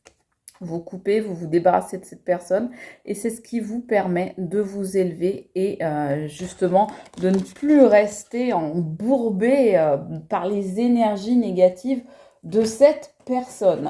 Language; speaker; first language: French; native; French